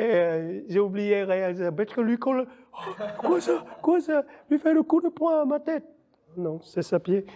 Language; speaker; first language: French; non-native, learner; Vietnamese